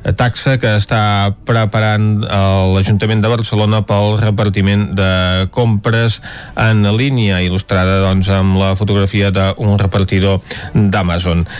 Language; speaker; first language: Catalan; native; Catalan